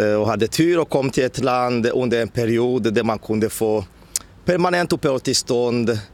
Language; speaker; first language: Swedish; non-native, fluent; Rundi